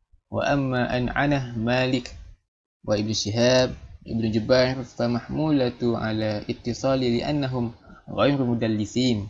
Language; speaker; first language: Arabic; non-native, learner; Malay